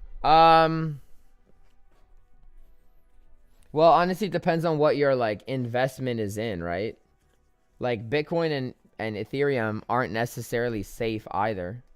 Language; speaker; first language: English; native; English